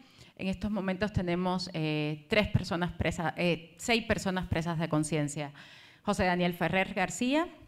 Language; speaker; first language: Spanish; native; Spanish